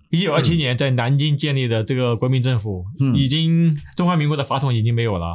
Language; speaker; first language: Chinese; native; Chinese